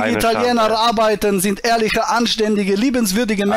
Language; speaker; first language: German; native; German